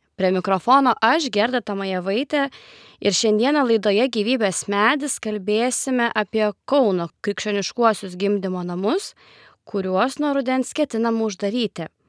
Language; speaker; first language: Lithuanian; native; Lithuanian